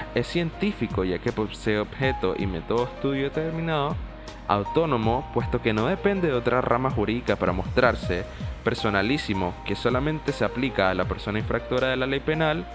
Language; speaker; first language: Spanish; native; Spanish